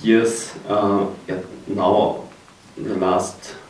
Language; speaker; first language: English; non-native, fluent; German